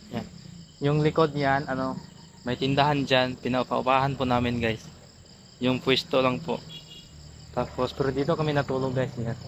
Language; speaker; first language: Filipino; non-native, local second language; Cebuano